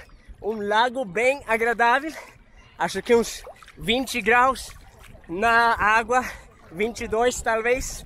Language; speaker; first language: Portuguese; non-native, fluent; Swedish